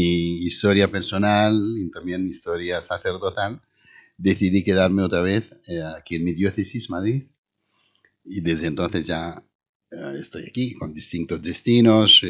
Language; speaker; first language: Spanish; non-native, fluent; Haitian Creole